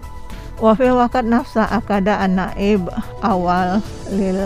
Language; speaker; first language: Arabic; non-native, fluent; Indonesian